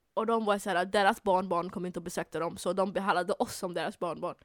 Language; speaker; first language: Swedish; early bilingual, other home language; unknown